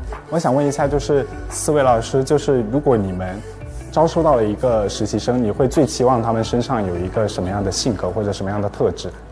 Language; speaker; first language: Chinese; native; Chinese